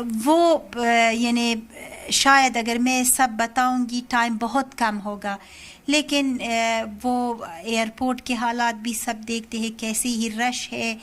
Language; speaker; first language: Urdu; non-native, learner; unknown